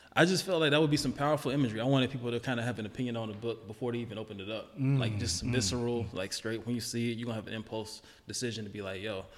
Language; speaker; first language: English; native; English